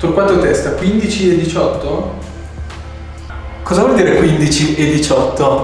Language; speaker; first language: Italian; native; Italian